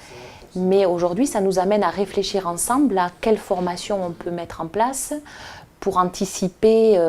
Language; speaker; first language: French; native; French